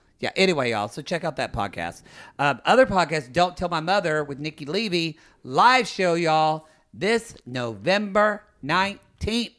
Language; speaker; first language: English; native; English